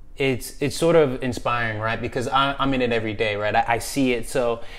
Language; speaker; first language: English; native; English